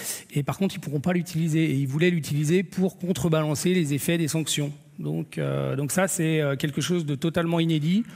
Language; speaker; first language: French; native; French